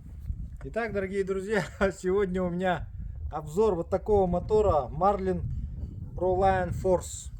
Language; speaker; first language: Russian; native; Russian